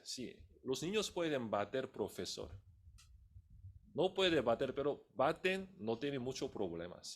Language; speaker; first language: Spanish; non-native, fluent; Korean